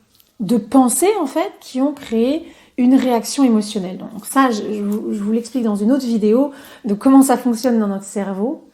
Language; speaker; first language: French; native; French